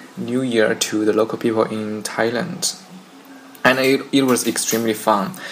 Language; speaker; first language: English; non-native, fluent; Chinese